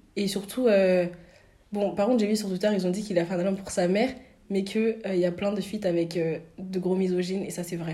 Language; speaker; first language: French; native; French